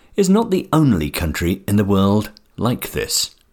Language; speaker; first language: English; native; English